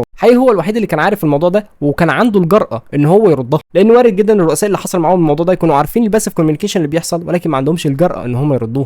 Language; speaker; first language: Arabic; native; Arabic